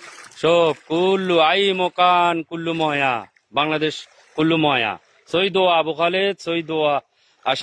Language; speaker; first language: Arabic; non-native, learner; Bangla